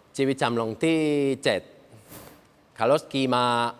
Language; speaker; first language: Thai; non-native, learner; Spanish